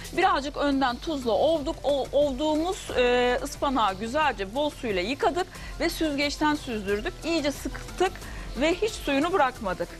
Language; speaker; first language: Turkish; native; Turkish